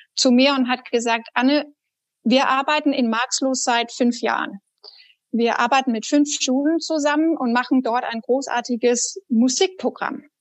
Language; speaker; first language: German; non-native, fluent; Danish